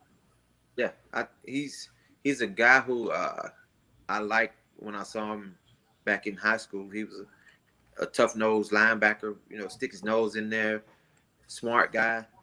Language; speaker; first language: English; native; English